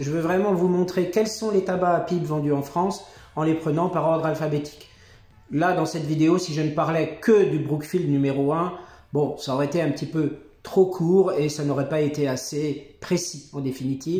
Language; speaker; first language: French; native; French